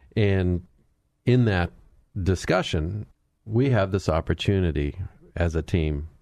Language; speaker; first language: English; native; English